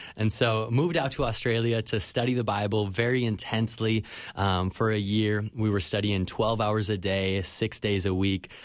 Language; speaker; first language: English; native; English